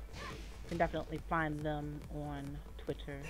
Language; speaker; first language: English; native; English